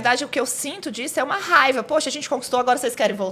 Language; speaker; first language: Portuguese; native; Portuguese